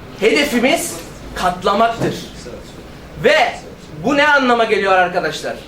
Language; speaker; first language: Turkish; native; Turkish